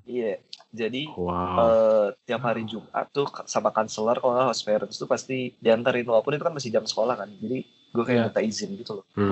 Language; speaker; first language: Indonesian; native; Indonesian